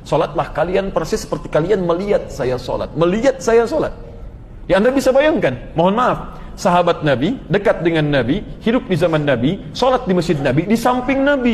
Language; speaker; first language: Indonesian; native; Indonesian